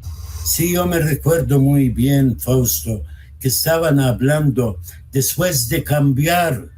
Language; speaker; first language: Spanish; non-native, fluent; Arabic